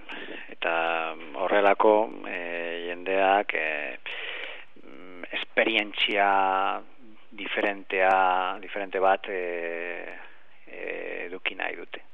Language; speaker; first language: Basque; non-native, learner; Spanish